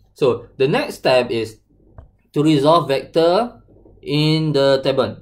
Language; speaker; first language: English; non-native, local second language; Malay